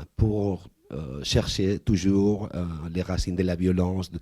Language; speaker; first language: French; non-native, fluent; Spanish